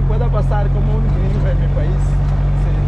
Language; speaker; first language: Spanish; non-native, learner; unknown